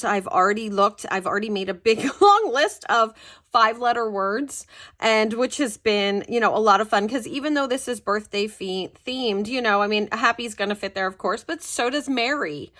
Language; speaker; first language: English; native; English